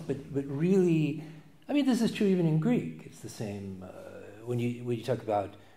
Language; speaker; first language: English; native; English